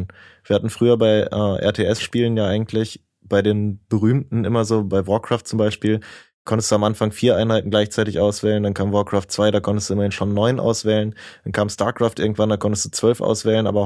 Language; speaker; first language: German; native; German